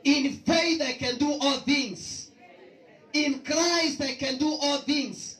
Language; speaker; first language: English; non-native, local second language; Kikuyu